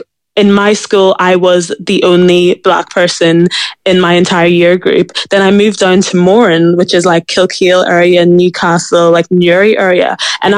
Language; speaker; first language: English; native; English